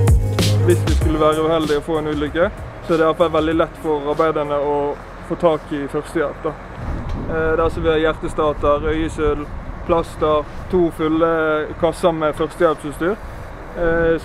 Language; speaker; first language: Norwegian; native; Norwegian